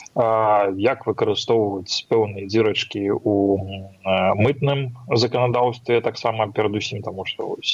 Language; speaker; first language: Belarusian; non-native, local second language; Russian